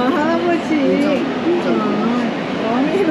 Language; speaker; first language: Korean; non-native, learner; Lao